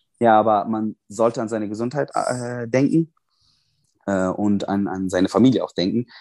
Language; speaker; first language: German; non-native, fluent; Arabic